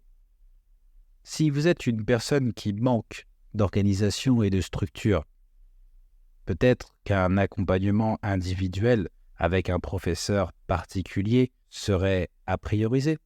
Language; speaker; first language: French; native; French